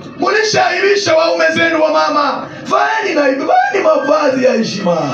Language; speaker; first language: Swahili; non-native, local second language; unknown